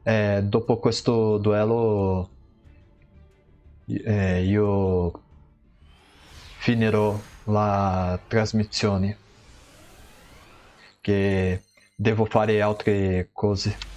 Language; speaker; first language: Italian; non-native, learner; Portuguese